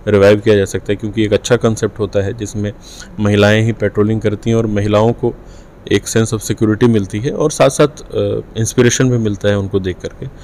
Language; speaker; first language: Hindi; native; Hindi